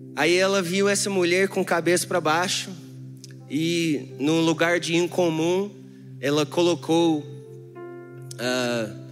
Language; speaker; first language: Portuguese; non-native, fluent; English